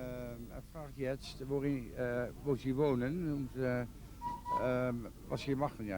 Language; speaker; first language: German; non-native, learner; Dutch